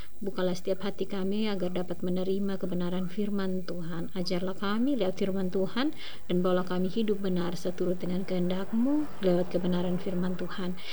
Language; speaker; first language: Indonesian; native; Indonesian